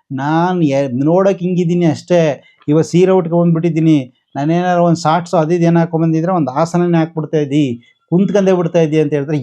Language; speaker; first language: Kannada; native; Kannada